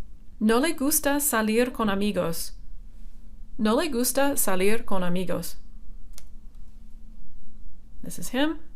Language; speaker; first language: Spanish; non-native, fluent; English